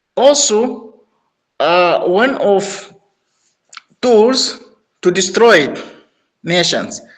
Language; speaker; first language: English; non-native, learner; Arabic